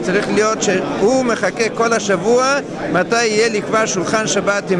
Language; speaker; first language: Hebrew; non-native, fluent; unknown